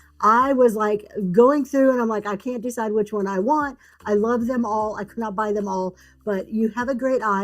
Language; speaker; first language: English; native; English